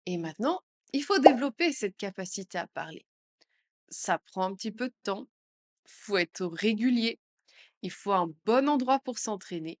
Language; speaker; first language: French; native; French